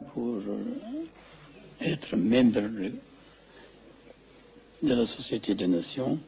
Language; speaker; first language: French; non-native, fluent; Amharic